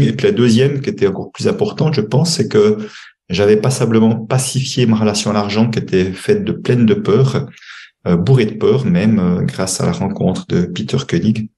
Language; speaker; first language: French; native; French